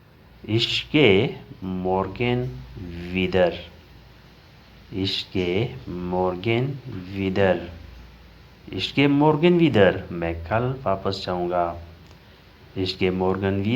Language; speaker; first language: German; non-native, learner; Urdu